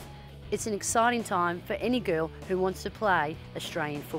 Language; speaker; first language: English; native; English